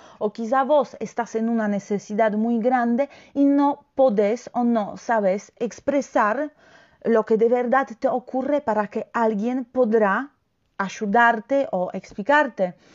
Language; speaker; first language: Spanish; non-native, fluent; Polish